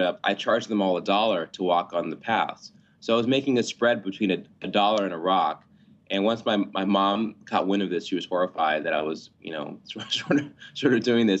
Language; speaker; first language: English; native; English